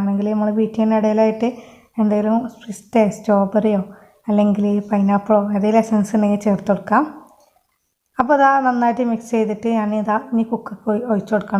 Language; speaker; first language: Malayalam; native; Malayalam